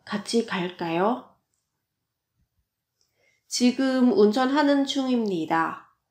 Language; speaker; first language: Korean; non-native, fluent; Vietnamese